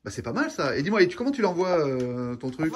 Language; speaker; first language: French; native; French